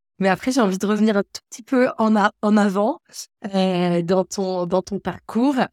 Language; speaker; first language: French; native; French